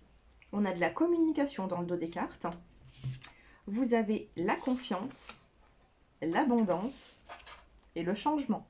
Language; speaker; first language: French; native; French